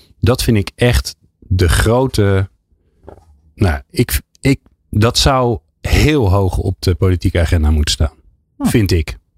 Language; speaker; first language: Dutch; native; Dutch